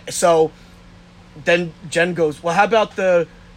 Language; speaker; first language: English; native; English